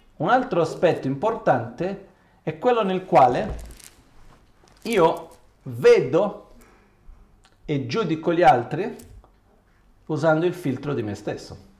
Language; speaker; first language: Italian; non-native, fluent; Portuguese